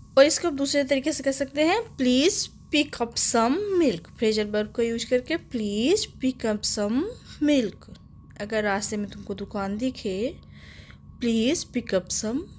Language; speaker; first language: Hindi; native; Hindi